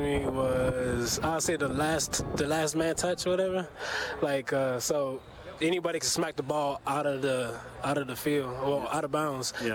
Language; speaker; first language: English; native; English